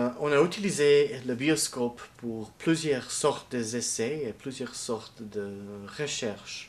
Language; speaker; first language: French; non-native, learner; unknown